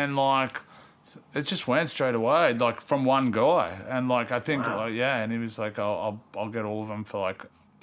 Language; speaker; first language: English; native; English